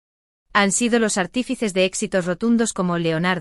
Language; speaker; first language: Spanish; native; Spanish